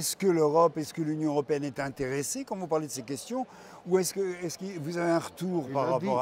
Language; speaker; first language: French; native; French